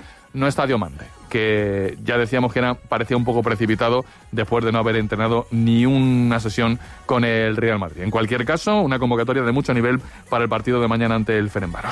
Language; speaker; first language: Spanish; native; Spanish